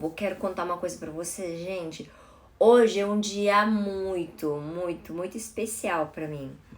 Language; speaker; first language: Portuguese; early bilingual, other home language; Chinese